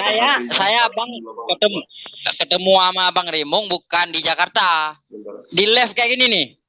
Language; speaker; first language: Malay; non-native, local second language; Achinese